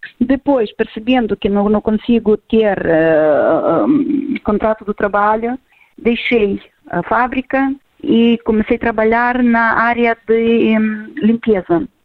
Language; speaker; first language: Portuguese; non-native, fluent; Ukrainian